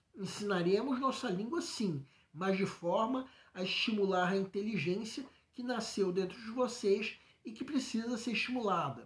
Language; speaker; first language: Portuguese; native; Portuguese